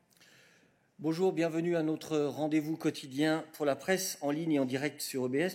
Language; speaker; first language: French; native; French